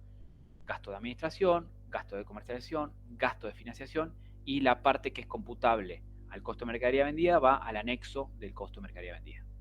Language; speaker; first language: Spanish; native; Spanish